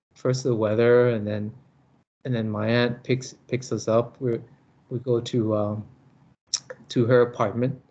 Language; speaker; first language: English; early bilingual, other home language; Lao